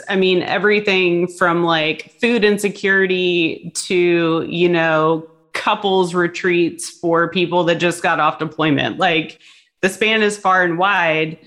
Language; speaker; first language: English; native; English